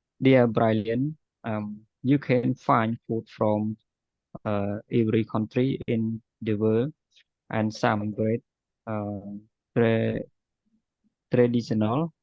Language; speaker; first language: English; non-native, learner; Khmer